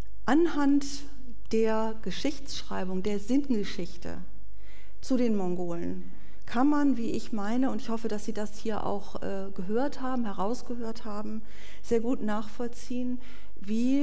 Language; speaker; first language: German; native; German